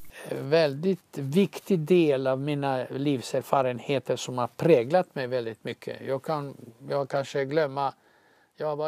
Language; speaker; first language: Swedish; non-native, fluent; Croatian